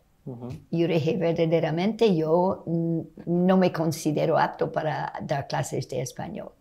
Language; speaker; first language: Spanish; non-native, fluent; English